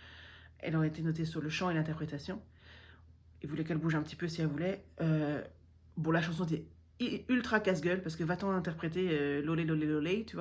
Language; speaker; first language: French; native; French